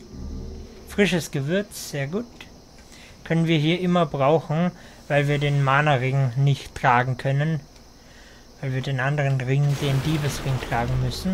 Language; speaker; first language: German; native; German